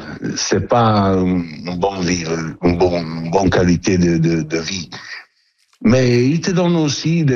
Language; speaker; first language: French; non-native, learner; Italian